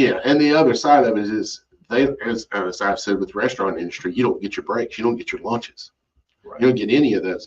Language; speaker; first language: English; native; English